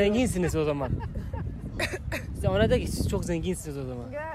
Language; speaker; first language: Turkish; native; Turkish